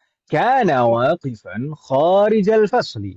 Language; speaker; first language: Arabic; non-native, fluent; Indonesian